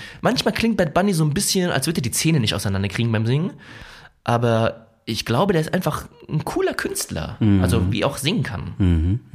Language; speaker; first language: German; early bilingual, other home language; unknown